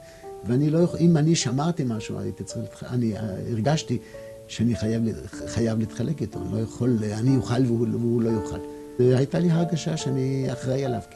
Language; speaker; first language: Hebrew; non-native, fluent; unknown